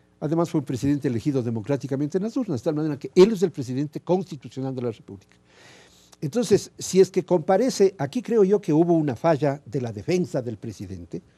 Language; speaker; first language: Spanish; native; Spanish